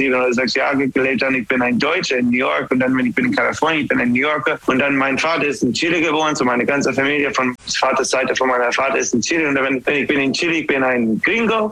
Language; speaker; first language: German; non-native, learner; English